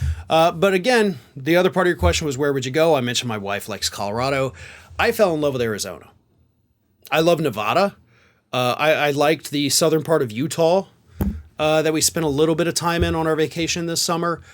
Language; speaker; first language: English; native; English